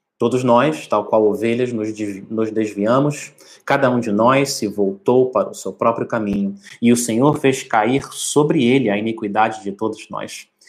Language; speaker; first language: Portuguese; native; Portuguese